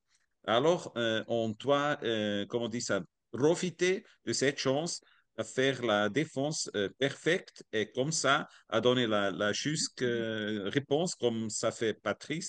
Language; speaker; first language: French; non-native, learner; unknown